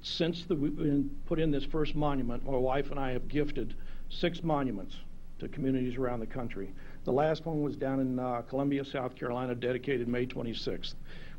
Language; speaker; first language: English; native; English